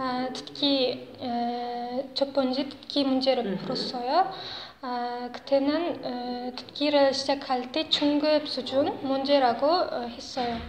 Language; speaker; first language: Korean; non-native, learner; Uzbek